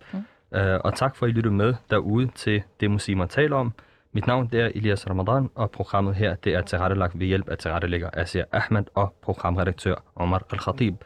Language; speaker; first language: Danish; early bilingual, other home language; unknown